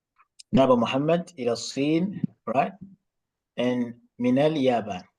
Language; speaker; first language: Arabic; non-native, fluent; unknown